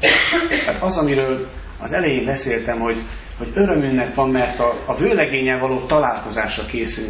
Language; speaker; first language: Hungarian; native; Hungarian